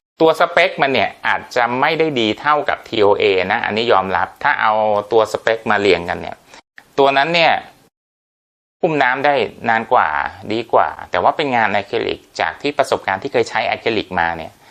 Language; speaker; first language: Thai; native; Thai